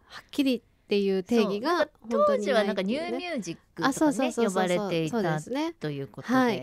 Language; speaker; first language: Japanese; native; Japanese